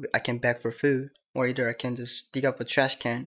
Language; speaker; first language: English; non-native, learner; Korean